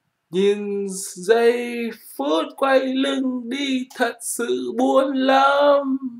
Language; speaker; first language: Vietnamese; native; Vietnamese